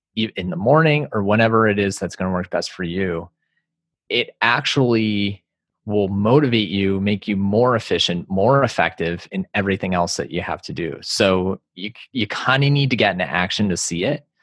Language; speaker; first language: English; native; English